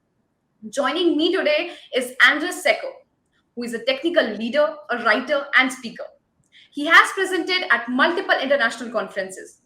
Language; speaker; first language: English; non-native, local second language; Hindi